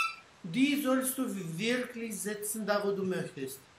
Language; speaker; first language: German; non-native, fluent; Armenian